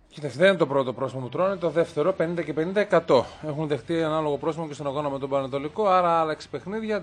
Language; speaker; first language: Greek; native; Greek